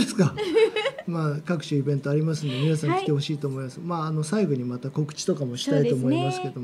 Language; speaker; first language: Japanese; native; Japanese